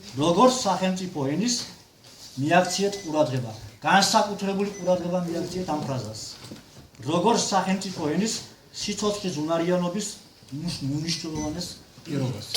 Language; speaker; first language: Georgian; non-native, local second language; Mingrelian